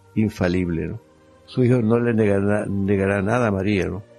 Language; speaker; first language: Spanish; native; Spanish